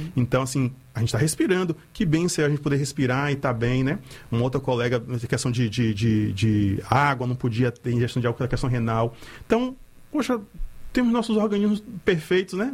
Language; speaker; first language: Portuguese; native; Portuguese